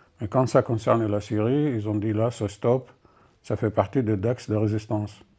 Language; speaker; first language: French; non-native, fluent; Arabic